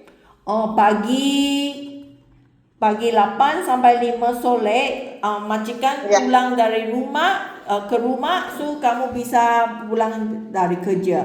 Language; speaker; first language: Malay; non-native, local second language; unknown